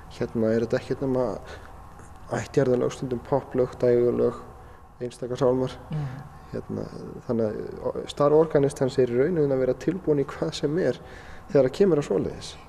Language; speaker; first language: Icelandic; native; Icelandic